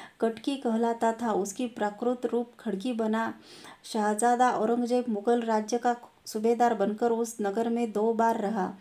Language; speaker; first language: Hindi; non-native, local second language; Marathi